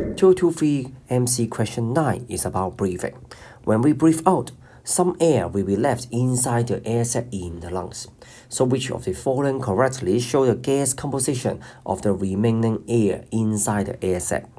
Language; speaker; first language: English; non-native, local second language; Cantonese